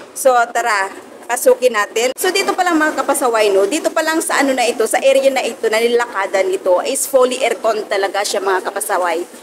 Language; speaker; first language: Filipino; non-native, local second language; Hiligaynon